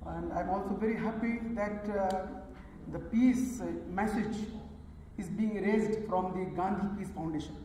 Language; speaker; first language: English; non-native, local second language; Urdu